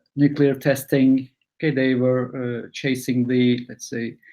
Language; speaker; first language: English; non-native, fluent; Turkish